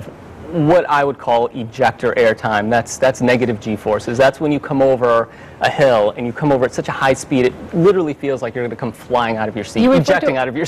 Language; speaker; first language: English; native; English